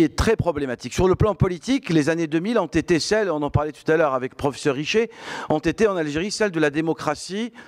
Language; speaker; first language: French; non-native, local second language; Arabic